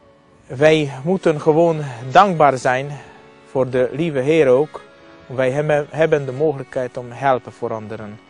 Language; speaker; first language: Dutch; non-native, fluent; Hungarian